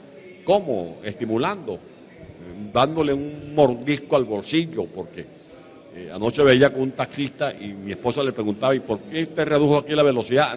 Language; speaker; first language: Spanish; native; Spanish